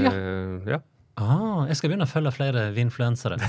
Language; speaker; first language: Norwegian; native; Norwegian